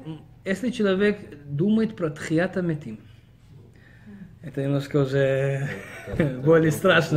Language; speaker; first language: Russian; early bilingual, heritage; Russian